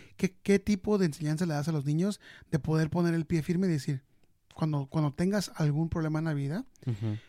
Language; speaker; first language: Spanish; early bilingual, heritage; Spanish